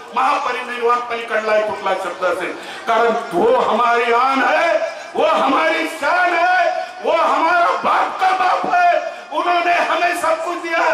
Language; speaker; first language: Hindi; non-native, local second language; Marathi